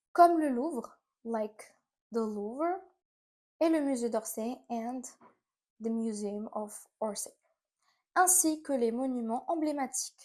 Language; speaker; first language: French; non-native, fluent; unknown